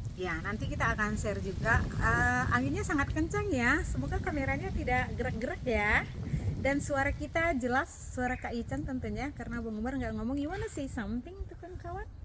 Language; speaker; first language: Indonesian; native; Indonesian